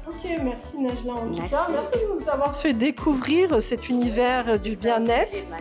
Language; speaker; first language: French; native; French